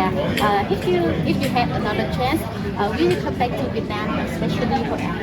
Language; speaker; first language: English; non-native, fluent; Vietnamese